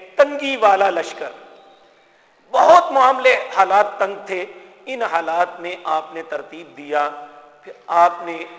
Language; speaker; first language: Urdu; non-native, local second language; Punjabi